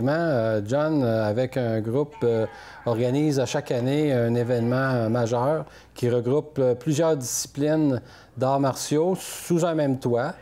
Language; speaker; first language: French; native; French